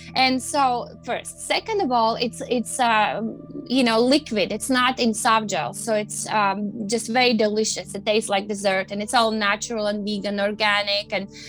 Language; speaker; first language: English; non-native, fluent; Latvian